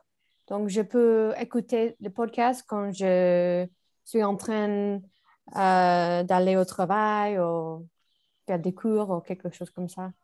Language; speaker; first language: French; non-native, learner; English